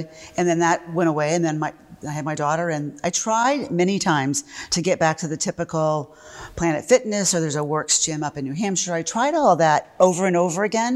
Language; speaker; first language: English; native; English